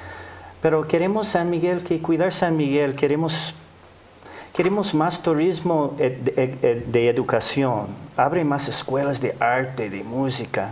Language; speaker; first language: Spanish; non-native, fluent; English